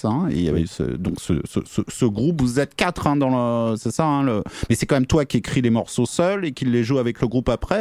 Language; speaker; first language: French; native; French